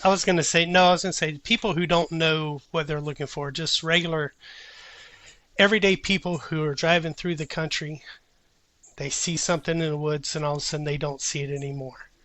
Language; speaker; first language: English; native; English